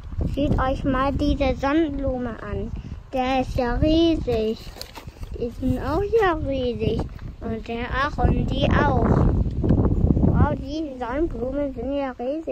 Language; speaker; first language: German; early bilingual, other home language; Indonesian